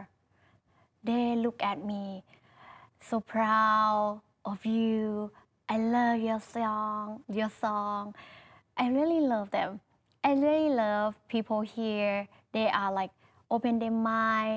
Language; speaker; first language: English; non-native, learner; Thai